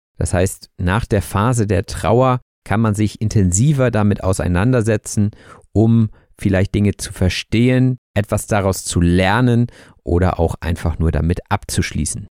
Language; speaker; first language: German; native; German